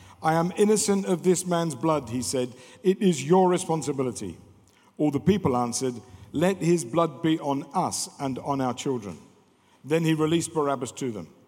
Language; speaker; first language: English; native; English